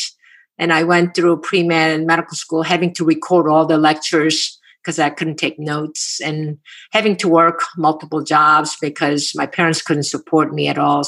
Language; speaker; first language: English; non-native, fluent; Korean